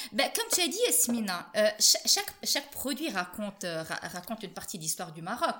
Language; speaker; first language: French; non-native, local second language; Arabic